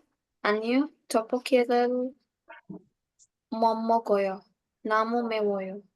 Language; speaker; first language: Korean; non-native, learner; Indonesian